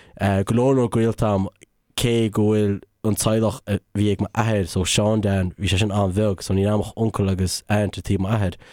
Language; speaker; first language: Irish; native; Irish